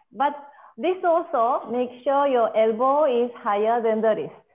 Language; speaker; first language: English; non-native, fluent; Japanese